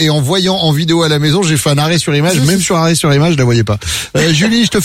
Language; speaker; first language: French; native; French